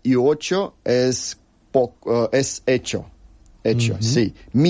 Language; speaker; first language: Spanish; non-native, learner; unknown